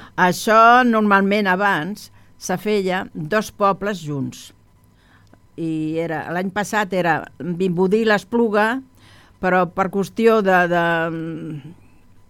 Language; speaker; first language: Catalan; non-native, local second language; Spanish